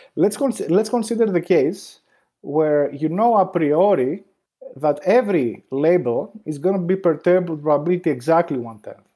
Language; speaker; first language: English; non-native, fluent; Greek